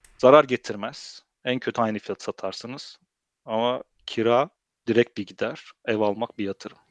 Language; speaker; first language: Turkish; early bilingual, heritage; Turkish